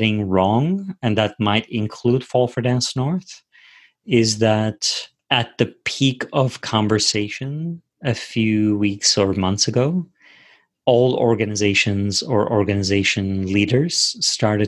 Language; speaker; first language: English; non-native, fluent; Turkish